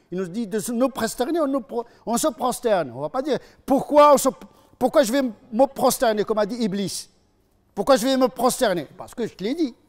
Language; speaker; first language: French; non-native, fluent; Arabic